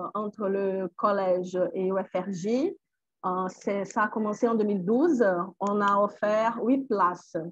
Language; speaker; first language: French; non-native, fluent; Portuguese